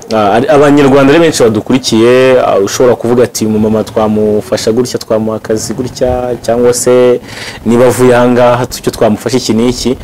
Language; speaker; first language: Kinyarwanda; native; Kinyarwanda